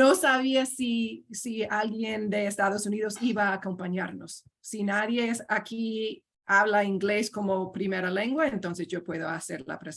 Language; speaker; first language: Spanish; non-native, fluent; English